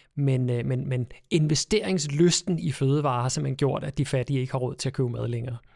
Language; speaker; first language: Danish; native; Danish